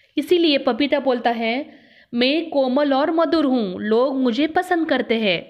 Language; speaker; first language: Hindi; non-native, local second language; Kannada